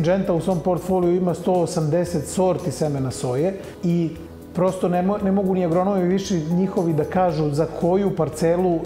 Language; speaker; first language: Serbian; native; Serbian